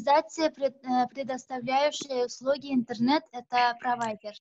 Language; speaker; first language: Russian; non-native, learner; Kyrgyz